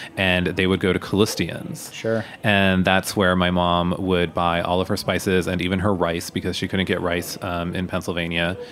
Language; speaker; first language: English; native; English